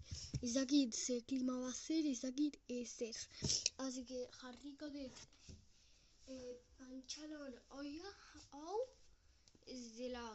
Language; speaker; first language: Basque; non-native, learner; Spanish